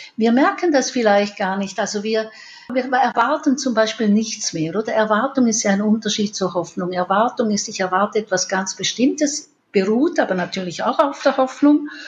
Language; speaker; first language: German; native; German